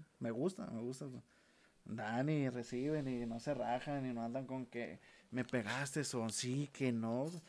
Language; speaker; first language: Spanish; native; Spanish